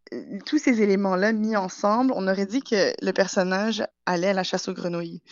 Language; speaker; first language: French; native; French